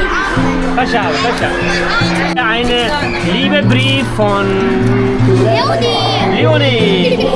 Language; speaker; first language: German; non-native, learner; Tibetan